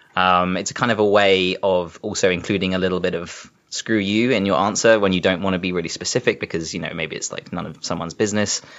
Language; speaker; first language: English; native; English